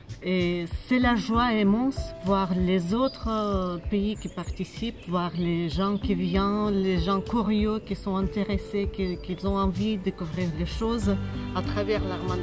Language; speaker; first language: French; non-native, fluent; Russian